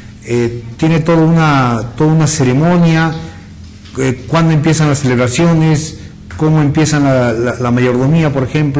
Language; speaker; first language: Spanish; native; Spanish